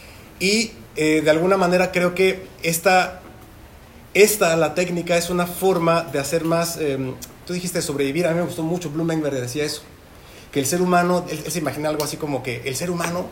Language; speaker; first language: Spanish; native; Spanish